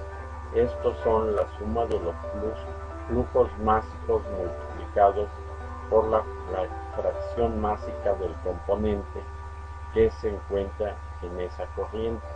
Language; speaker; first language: Spanish; native; Spanish